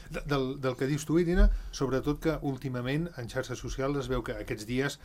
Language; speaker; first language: Catalan; native; Catalan